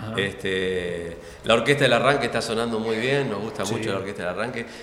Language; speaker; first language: Spanish; native; Spanish